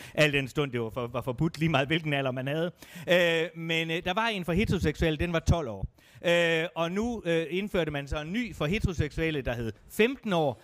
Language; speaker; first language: Danish; native; Danish